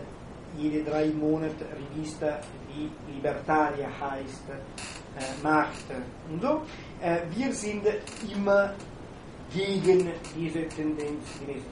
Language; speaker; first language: German; non-native, fluent; Italian